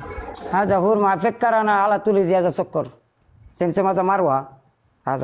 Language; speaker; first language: Arabic; non-native, learner; Bangla